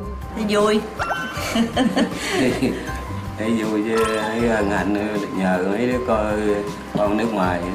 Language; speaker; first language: Vietnamese; native; Vietnamese